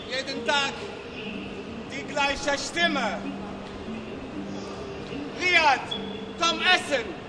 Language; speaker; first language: German; non-native, learner; Arabic